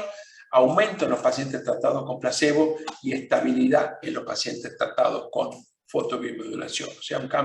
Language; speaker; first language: Spanish; native; Spanish